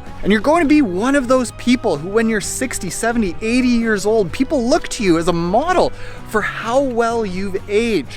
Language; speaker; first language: English; native; English